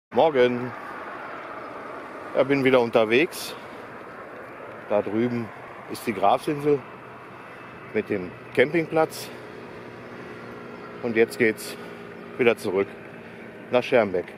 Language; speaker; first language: German; native; German